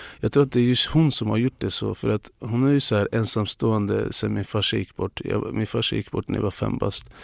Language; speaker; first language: Swedish; non-native, fluent; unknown